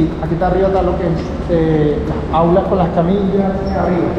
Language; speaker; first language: Spanish; native; Spanish